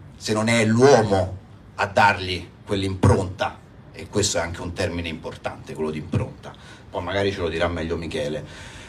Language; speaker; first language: Italian; native; Italian